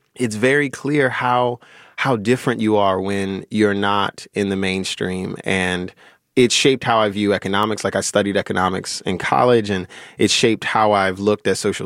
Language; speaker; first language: English; native; English